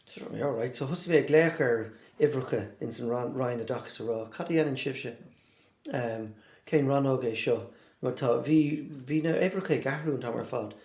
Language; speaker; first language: Irish; native; Irish